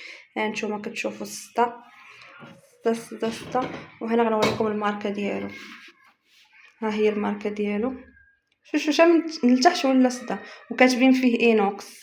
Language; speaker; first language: Arabic; native; Arabic